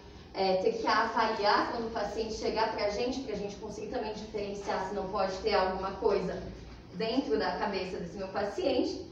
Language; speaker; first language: Portuguese; native; Portuguese